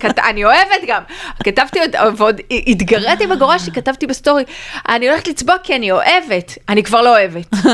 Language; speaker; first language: Hebrew; native; Hebrew